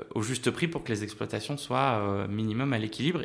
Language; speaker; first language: French; native; French